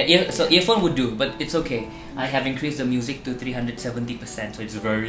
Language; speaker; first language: English; non-native, local second language; Malay